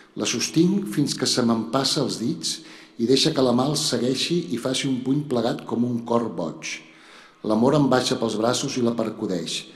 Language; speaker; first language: Catalan; native; Catalan